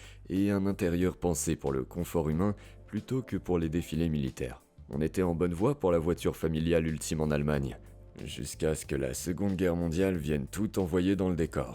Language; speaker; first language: French; native; French